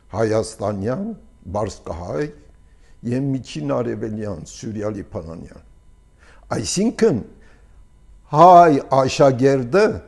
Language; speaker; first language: Armenian; early bilingual, heritage; Armenian